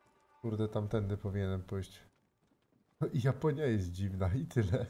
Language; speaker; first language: Polish; native; Polish